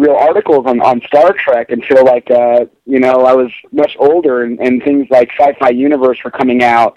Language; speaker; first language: English; native; English